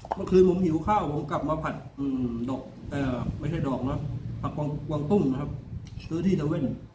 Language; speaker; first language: Thai; native; Thai